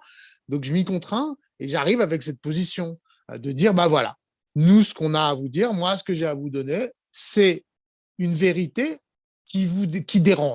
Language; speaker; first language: French; native; French